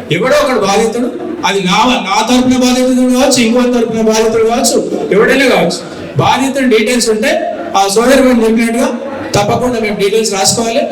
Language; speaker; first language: Telugu; native; Telugu